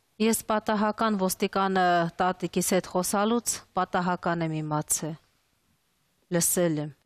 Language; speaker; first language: Armenian; early bilingual, other home language; Russian